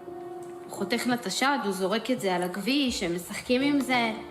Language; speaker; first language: Hebrew; native; Hebrew